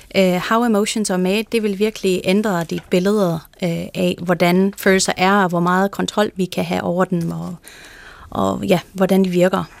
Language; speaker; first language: Danish; non-native, fluent; English